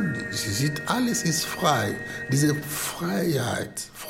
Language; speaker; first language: German; non-native, fluent; Lingala